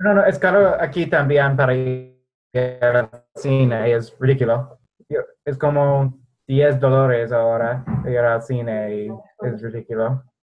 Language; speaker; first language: Spanish; non-native, fluent; English